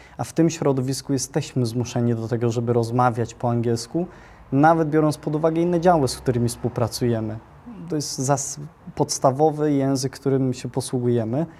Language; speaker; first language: Polish; early bilingual, heritage; Polish